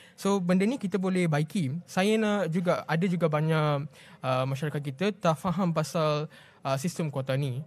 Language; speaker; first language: Malay; non-native, local second language; Tamil